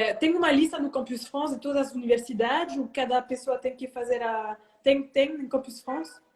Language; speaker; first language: Portuguese; non-native, fluent; French